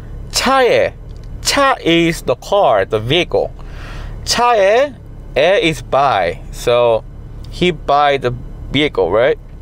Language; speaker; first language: English; non-native, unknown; Korean